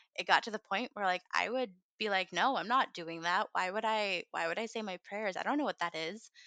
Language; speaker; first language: English; early bilingual, other home language; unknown